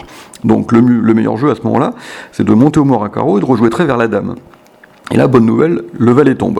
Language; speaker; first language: French; native; French